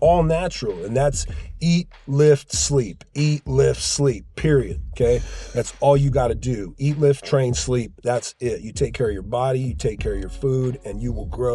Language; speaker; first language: English; native; English